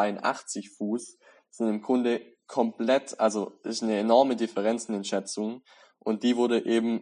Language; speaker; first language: German; native; German